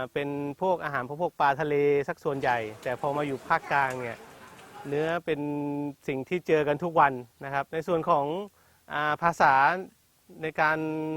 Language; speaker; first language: Thai; non-native, local second language; Malay